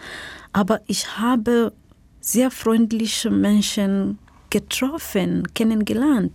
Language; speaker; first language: German; non-native, learner; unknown